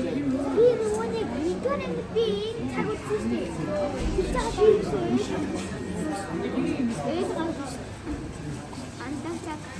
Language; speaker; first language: Mongolian; early bilingual, heritage; Mongolian